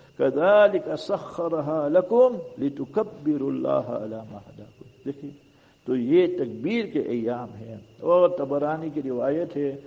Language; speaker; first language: Urdu; non-native, local second language; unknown